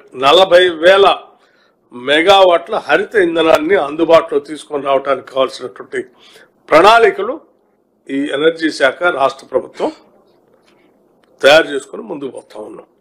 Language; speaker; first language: Telugu; native; Telugu